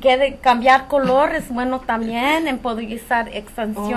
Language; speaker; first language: Spanish; early bilingual, heritage; Spanish